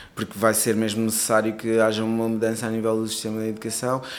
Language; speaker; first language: Portuguese; non-native, local second language; Kabuverdianu